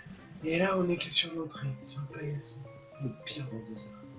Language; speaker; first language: French; native; French